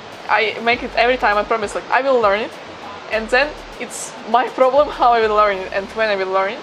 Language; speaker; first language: English; non-native, fluent; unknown